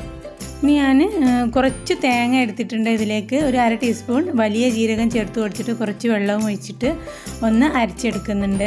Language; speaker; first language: Malayalam; native; Malayalam